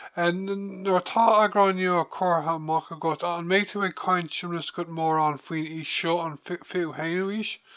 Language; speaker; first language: Irish; non-native, local second language; English